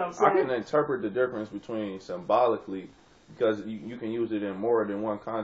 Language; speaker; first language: English; native; English